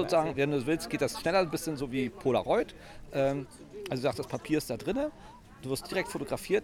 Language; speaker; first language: German; native; German